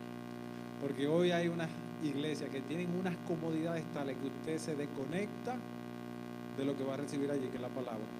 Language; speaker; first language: Spanish; native; Spanish